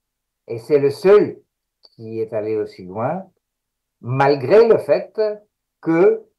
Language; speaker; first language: French; non-native, fluent; Greek